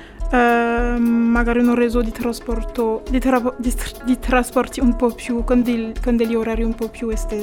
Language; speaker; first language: Italian; non-native, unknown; French